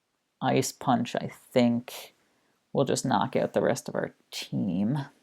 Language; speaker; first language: English; native; English